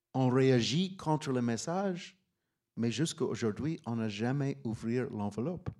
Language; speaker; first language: French; non-native, fluent; English